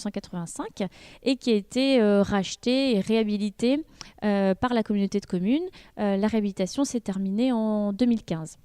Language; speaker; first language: French; native; French